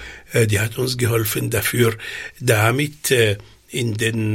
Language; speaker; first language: German; non-native, fluent; Arabic